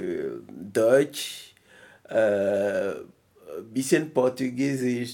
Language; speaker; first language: German; non-native, learner; French